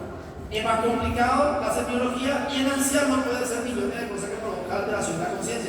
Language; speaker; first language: Spanish; native; Spanish